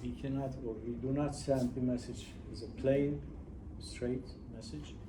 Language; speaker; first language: English; non-native, fluent; Turkish